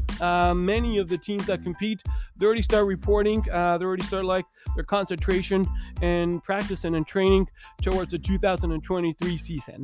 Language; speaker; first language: English; non-native, fluent; Spanish